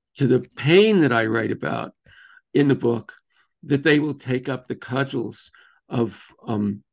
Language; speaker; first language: English; native; English